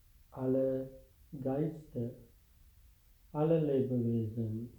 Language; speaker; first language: German; non-native, fluent; Sinhala